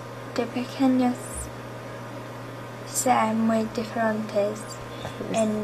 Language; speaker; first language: Spanish; non-native, learner; English